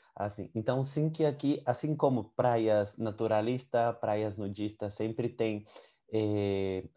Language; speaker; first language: Portuguese; native; Portuguese